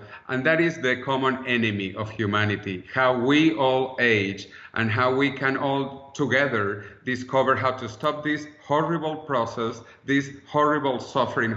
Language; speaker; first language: English; non-native, fluent; Spanish